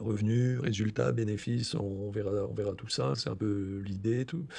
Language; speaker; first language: French; native; French